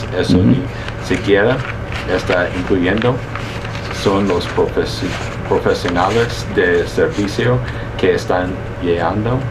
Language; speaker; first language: Spanish; early bilingual, heritage; Spanish